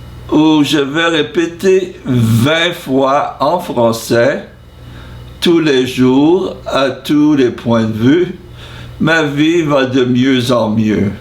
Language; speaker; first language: French; non-native, fluent; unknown